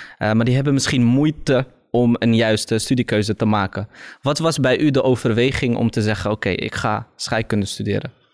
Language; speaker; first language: Dutch; early bilingual, other home language; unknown